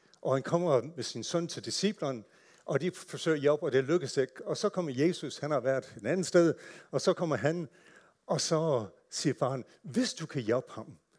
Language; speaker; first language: Danish; non-native, fluent; English